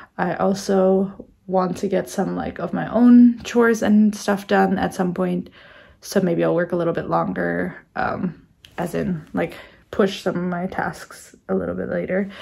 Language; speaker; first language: English; native; English